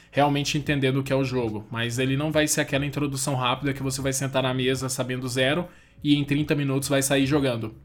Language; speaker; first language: Portuguese; native; Portuguese